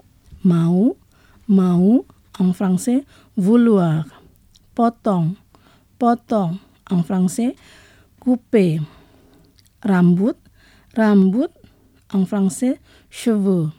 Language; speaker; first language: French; non-native, fluent; Indonesian